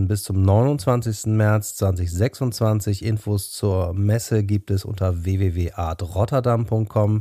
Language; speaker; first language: German; native; German